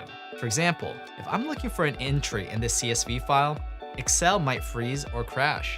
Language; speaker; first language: English; native; English